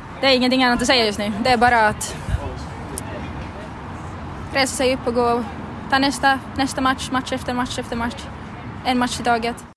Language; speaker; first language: Swedish; non-native, fluent; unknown